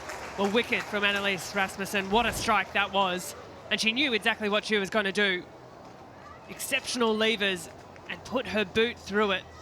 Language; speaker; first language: English; native; English